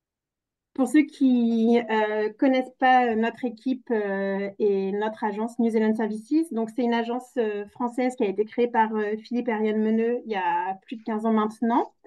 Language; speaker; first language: French; native; French